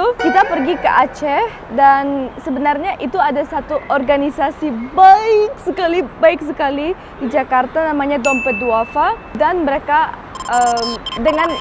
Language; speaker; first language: Indonesian; non-native, fluent; German